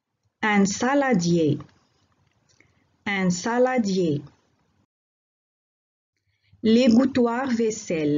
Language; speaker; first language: French; non-native, local second language; Arabic